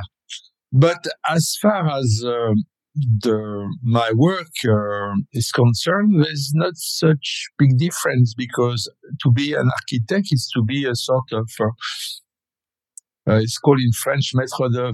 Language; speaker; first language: English; non-native, fluent; French